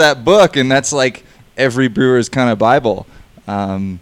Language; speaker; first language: English; native; English